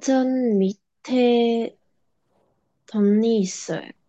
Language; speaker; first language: Korean; non-native, learner; Chinese